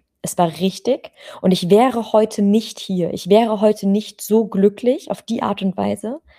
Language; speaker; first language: German; native; German